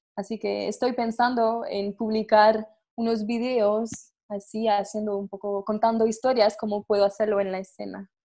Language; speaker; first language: Spanish; non-native, fluent; French